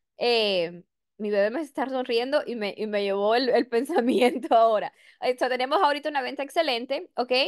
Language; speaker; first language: Spanish; early bilingual, heritage; Spanish